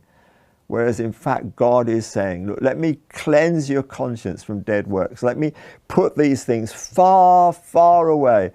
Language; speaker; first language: English; native; English